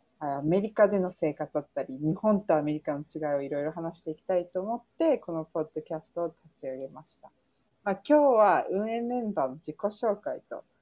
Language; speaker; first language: Japanese; early bilingual, heritage; Japanese